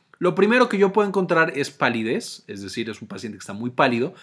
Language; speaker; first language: Spanish; native; Spanish